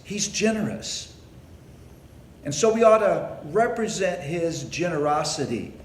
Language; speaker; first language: English; native; English